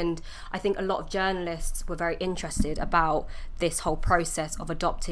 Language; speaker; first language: English; native; English